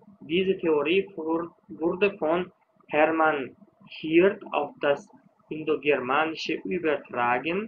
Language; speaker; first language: German; non-native, fluent; Uzbek